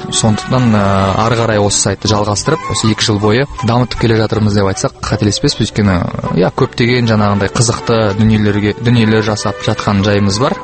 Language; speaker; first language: Kazakh; native; Kazakh